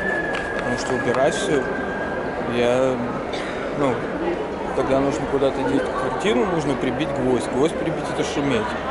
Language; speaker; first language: Russian; native; Russian